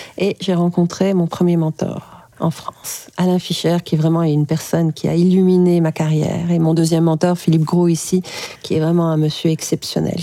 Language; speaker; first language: French; early bilingual, other home language; Arabic